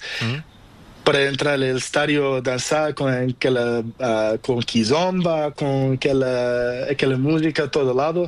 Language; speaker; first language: Spanish; non-native, learner; Portuguese